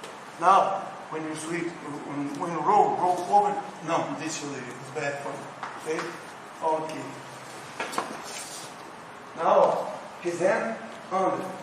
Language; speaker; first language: English; non-native, learner; Portuguese